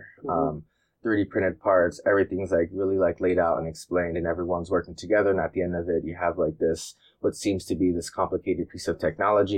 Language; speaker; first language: English; native; English